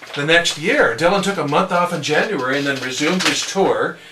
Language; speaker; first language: English; native; English